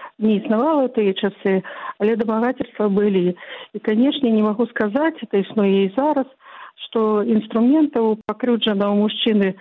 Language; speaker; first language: Belarusian; non-native, local second language; Russian